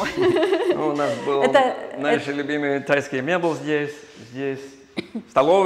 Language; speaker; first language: Russian; non-native, learner; English